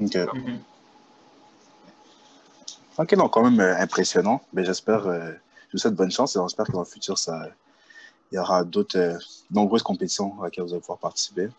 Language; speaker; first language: French; native; French